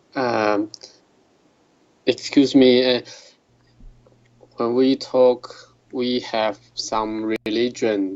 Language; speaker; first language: English; non-native, learner; Chinese